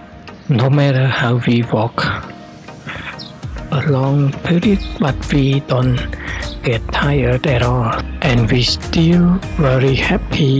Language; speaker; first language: English; non-native, learner; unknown